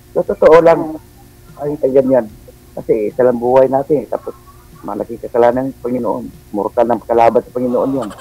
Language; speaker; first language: Filipino; non-native, local second language; Cebuano